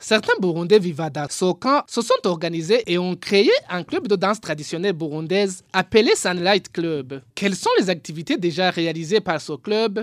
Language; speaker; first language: French; non-native, local second language; Rundi